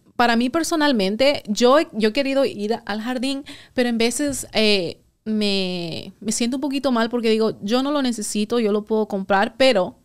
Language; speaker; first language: Spanish; early bilingual, heritage; Spanish